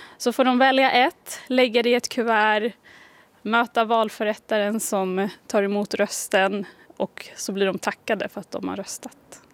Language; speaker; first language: Swedish; native; Swedish